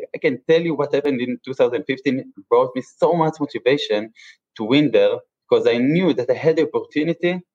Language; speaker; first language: English; non-native, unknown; Hebrew